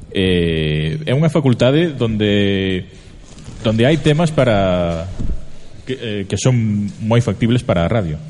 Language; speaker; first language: Galician; non-native, local second language; Spanish